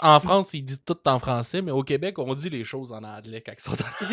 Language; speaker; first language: French; native; French